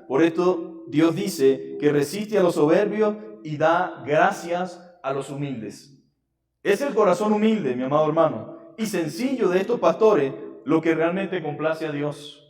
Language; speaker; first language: Spanish; native; Spanish